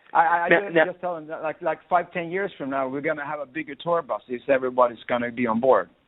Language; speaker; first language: English; non-native, fluent; Swedish